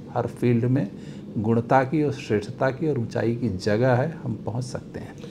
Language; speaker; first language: Hindi; native; Hindi